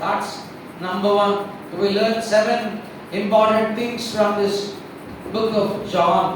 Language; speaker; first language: English; non-native, local second language; Telugu